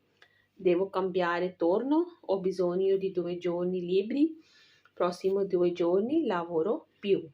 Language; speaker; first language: Italian; non-native, learner; Urdu